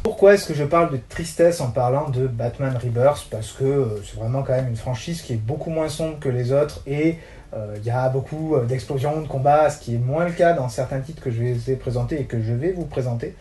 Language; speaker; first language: French; native; French